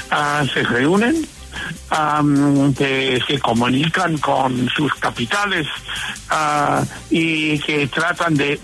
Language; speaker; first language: Spanish; non-native, fluent; English